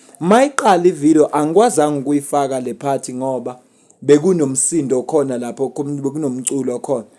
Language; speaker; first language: Zulu; native; Zulu